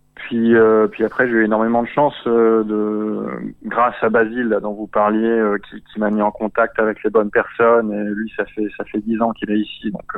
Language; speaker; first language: French; native; French